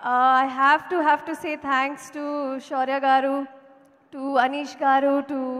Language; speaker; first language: Telugu; non-native, learner; Hindi